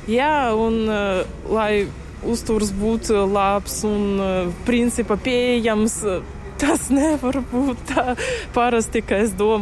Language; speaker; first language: Latvian; non-native, learner; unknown